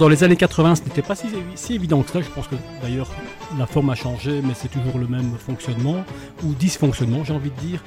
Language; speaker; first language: French; early bilingual, other home language; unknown